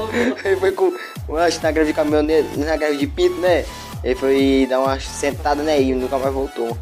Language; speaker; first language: Portuguese; native; Portuguese